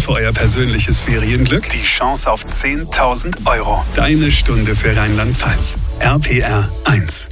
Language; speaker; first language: German; native; German